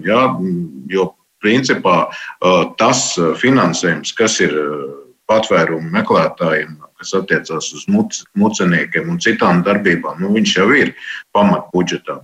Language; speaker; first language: Latvian; non-native, local second language; Russian